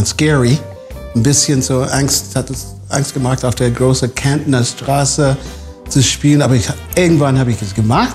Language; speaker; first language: German; non-native, fluent; English